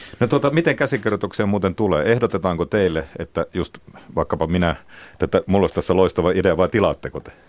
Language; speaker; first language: Finnish; native; Finnish